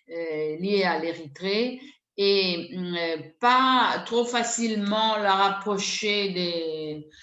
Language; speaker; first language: French; non-native, fluent; Italian